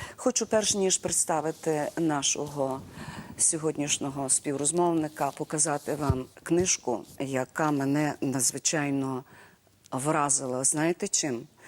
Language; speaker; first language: Ukrainian; native; Ukrainian